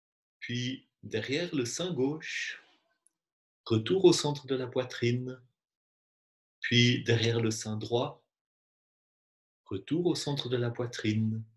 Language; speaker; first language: French; native; French